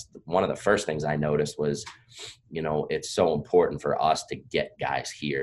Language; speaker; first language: English; native; English